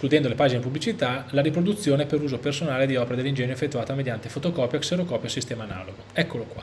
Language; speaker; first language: Italian; native; Italian